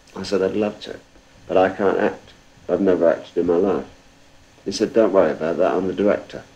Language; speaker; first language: English; native; English